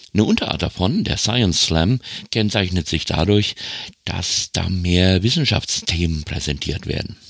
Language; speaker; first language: German; native; German